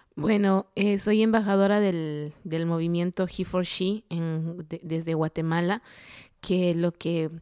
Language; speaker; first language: Spanish; non-native, local second language; Kaqchikel